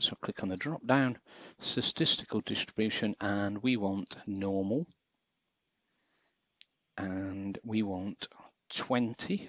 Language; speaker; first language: English; native; English